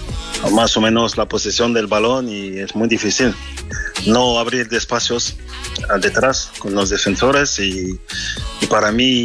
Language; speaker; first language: Spanish; non-native, fluent; French